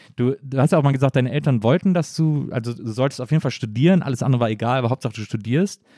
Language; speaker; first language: German; native; German